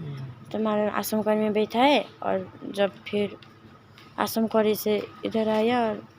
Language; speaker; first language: Hindi; non-native, local second language; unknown